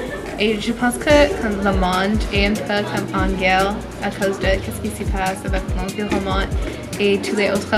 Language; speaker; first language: French; non-native, learner; English